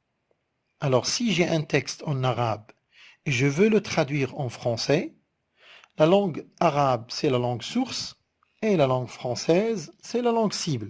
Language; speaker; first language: French; non-native, local second language; Arabic